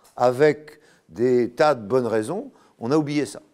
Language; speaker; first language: French; native; French